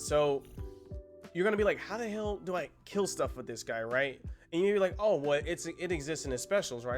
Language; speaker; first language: English; native; English